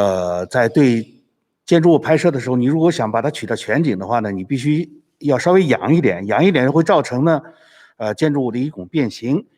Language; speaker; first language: Chinese; native; Chinese